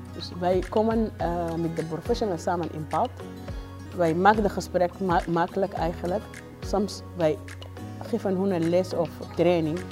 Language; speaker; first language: Dutch; non-native, learner; Arabic